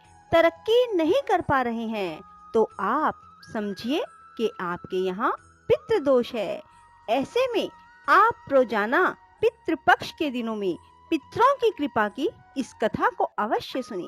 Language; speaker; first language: Hindi; native; Hindi